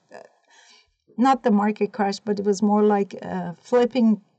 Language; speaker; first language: English; non-native, fluent; Persian